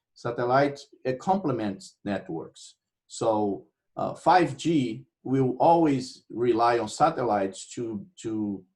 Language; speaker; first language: English; non-native, fluent; Portuguese